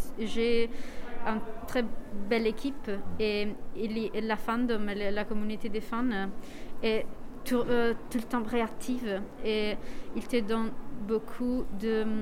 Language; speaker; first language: French; non-native, fluent; Italian